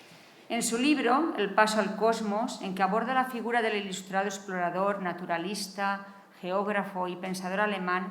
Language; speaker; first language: Spanish; native; Spanish